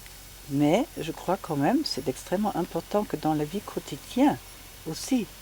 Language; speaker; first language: French; non-native, fluent; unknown